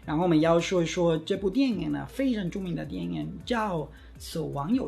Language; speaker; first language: Chinese; non-native, fluent; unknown